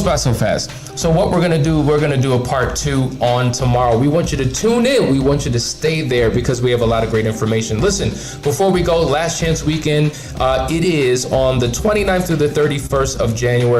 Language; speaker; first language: English; native; English